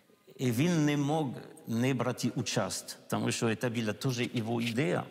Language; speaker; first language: Ukrainian; non-native, learner; French